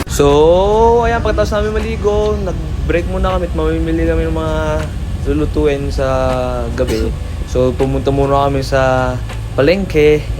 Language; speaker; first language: Filipino; early bilingual, heritage; Filipino